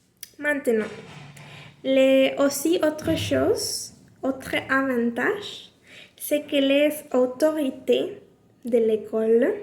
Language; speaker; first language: French; non-native, learner; Spanish